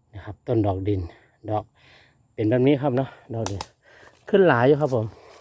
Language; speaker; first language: Thai; non-native, local second language; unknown